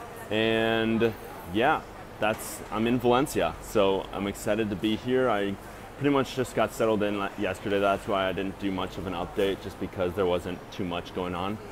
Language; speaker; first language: English; native; English